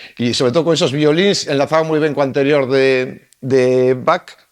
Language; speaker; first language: Spanish; native; Spanish